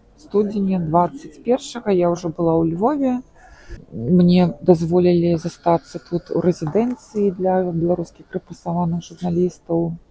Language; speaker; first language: Belarusian; native; Belarusian